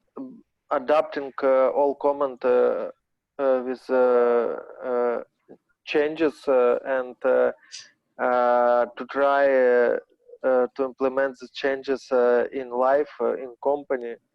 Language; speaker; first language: English; non-native, learner; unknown